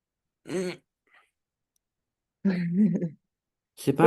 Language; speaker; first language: French; non-native, learner; Romanian